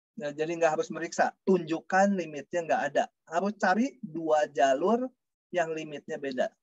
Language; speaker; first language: Indonesian; non-native, local second language; Sundanese